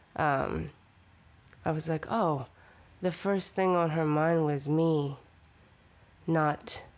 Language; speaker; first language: English; early bilingual, other home language; Chinese